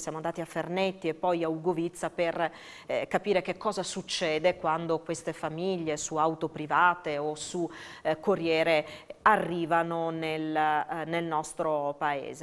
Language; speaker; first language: Italian; native; Italian